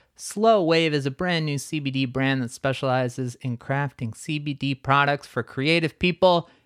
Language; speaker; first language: English; native; English